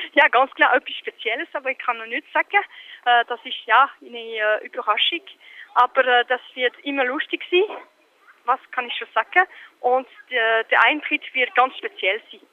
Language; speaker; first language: German; non-native, local second language; French